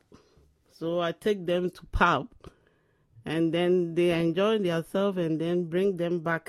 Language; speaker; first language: English; non-native, local second language; Akan